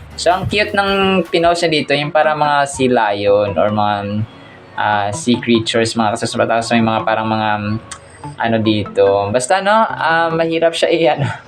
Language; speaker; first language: Filipino; non-native, local second language; Cebuano